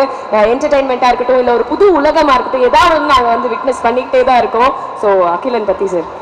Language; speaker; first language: Tamil; native; Tamil